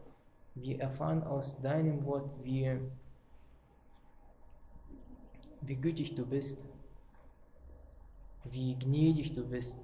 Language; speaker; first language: German; non-native, fluent; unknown